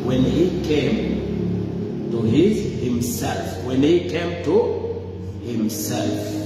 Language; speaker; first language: English; non-native, local second language; Swahili